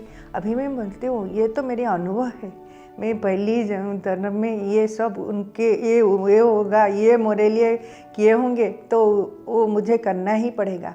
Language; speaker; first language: Hindi; non-native, local second language; Odia